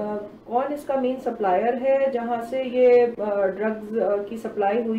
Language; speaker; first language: Hindi; native; Hindi